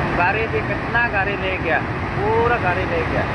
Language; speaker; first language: Hindi; non-native, local second language; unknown